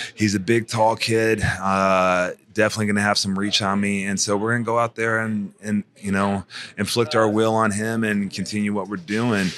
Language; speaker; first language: English; native; English